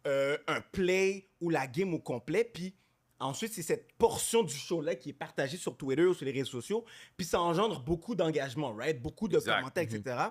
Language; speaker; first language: French; native; French